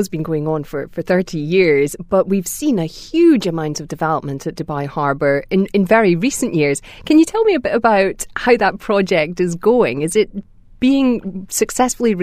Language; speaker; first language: English; native; English